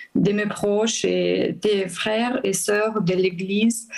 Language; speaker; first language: French; non-native, fluent; Ukrainian